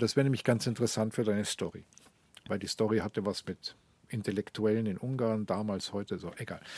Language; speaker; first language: German; native; German